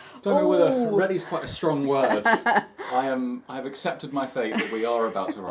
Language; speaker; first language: English; native; English